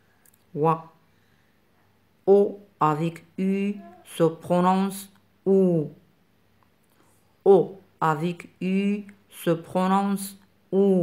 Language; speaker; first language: French; non-native, fluent; Arabic